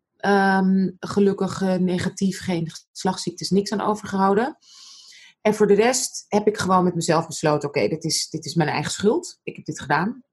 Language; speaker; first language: Dutch; early bilingual, other home language; Arabic